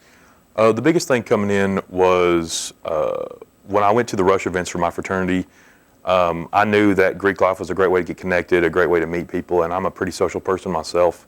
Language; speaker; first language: English; native; English